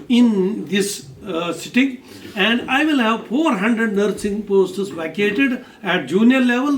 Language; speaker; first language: English; non-native, local second language; Kashmiri